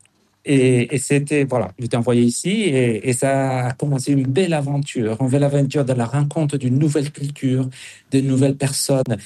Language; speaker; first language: French; non-native, fluent; Spanish